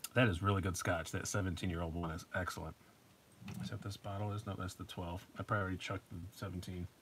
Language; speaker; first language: English; native; English